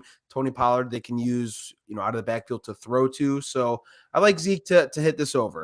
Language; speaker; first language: English; native; English